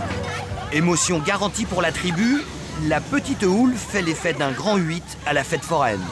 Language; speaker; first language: French; native; French